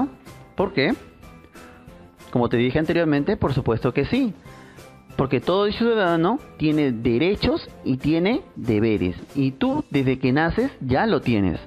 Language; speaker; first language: Spanish; native; Spanish